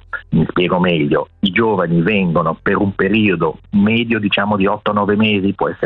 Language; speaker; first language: Italian; native; Italian